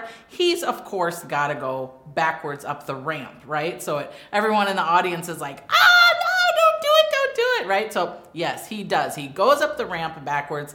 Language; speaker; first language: English; native; English